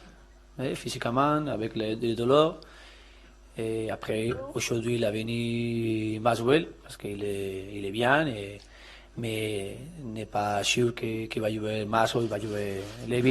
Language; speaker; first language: French; non-native, learner; Spanish